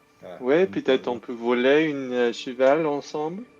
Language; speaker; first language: French; non-native, learner; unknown